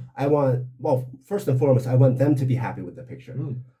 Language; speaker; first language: English; native; English